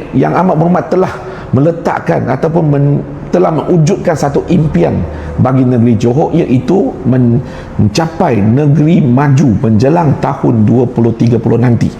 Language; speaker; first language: Malay; non-native, local second language; Chinese